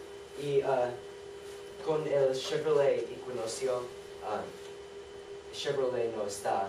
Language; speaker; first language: Spanish; non-native, learner; English